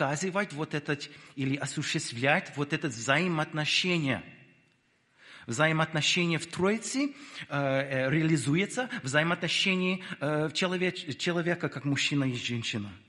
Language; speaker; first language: Russian; non-native, fluent; English